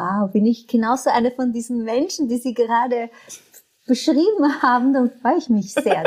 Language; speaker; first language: German; non-native, fluent; Portuguese